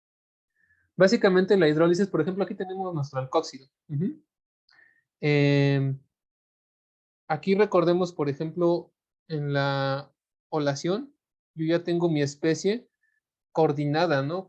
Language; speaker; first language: Spanish; native; Spanish